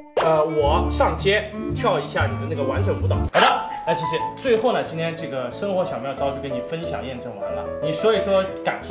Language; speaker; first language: Chinese; native; Chinese